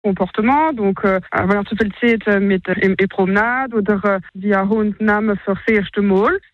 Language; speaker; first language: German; non-native, local second language; French